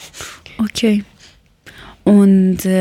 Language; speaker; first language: German; non-native, learner; Persian